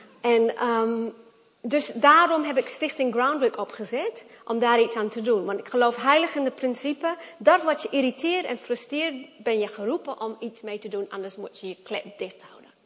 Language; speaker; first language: Dutch; non-native, fluent; English